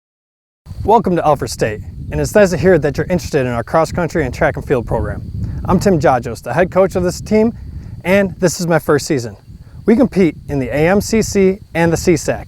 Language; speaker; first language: English; native; English